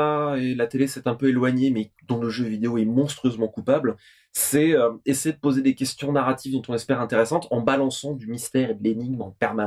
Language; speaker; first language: French; native; French